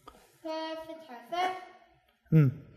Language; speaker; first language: Arabic; non-native, learner; Uzbek